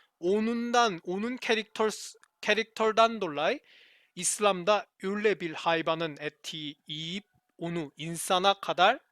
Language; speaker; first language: Turkish; non-native, learner; Korean